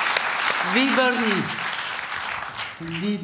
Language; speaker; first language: Czech; non-native, learner; French